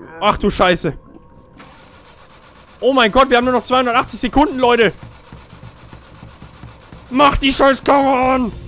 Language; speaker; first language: German; native; German